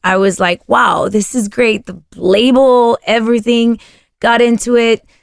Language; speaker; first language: English; early bilingual, other home language; Spanish